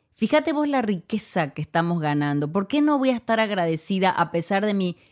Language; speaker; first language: Spanish; native; Spanish